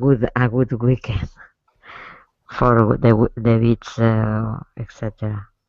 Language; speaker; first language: English; non-native, learner; Spanish